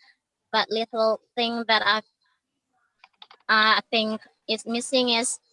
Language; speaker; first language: English; non-native, learner; Indonesian